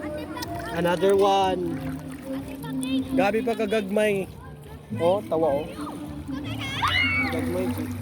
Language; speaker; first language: Filipino; non-native, local second language; Cebuano